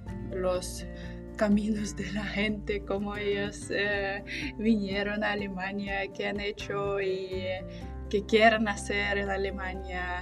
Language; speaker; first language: Spanish; non-native, fluent; Russian